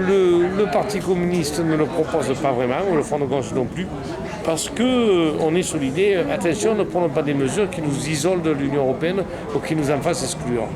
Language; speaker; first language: French; native; French